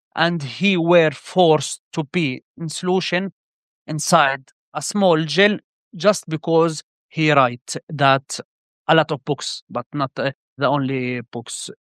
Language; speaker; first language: English; non-native, learner; Arabic